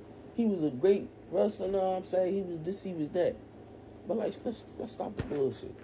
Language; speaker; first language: English; native; English